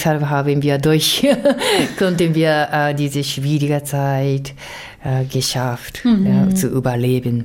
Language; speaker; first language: German; non-native, fluent; Japanese